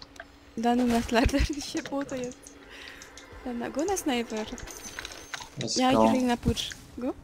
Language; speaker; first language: Russian; non-native, learner; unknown